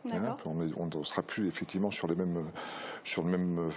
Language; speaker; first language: French; native; French